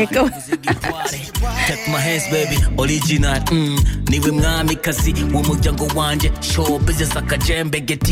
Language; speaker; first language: Spanish; non-native, fluent; Rundi